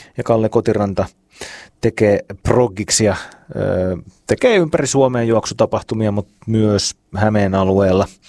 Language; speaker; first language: Finnish; native; Finnish